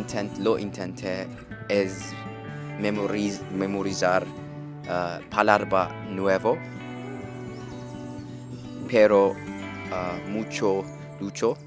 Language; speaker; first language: Spanish; non-native, learner; English